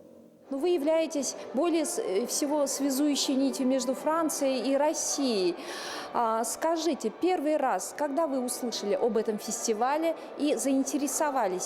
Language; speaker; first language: Russian; native; Russian